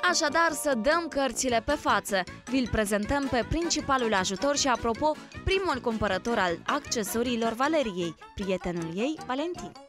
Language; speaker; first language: Romanian; native; Romanian